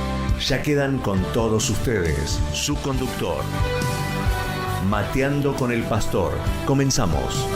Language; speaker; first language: Spanish; native; Spanish